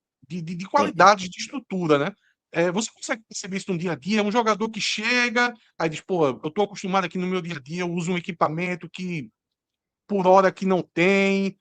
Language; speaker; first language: Portuguese; native; Portuguese